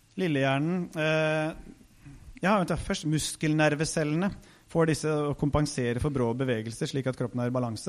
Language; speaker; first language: Norwegian; native; Norwegian